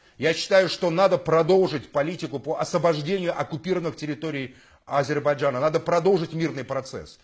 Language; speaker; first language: Russian; native; Russian